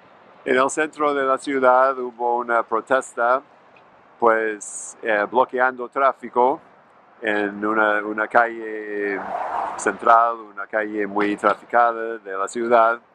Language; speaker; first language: Spanish; non-native, fluent; English